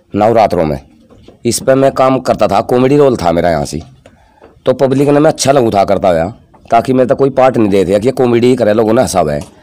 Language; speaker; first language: Hindi; native; Hindi